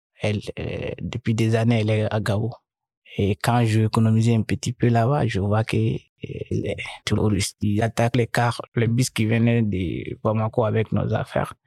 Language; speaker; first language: French; non-native, local second language; Fula